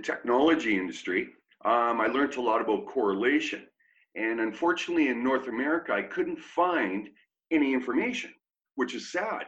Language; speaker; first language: English; native; English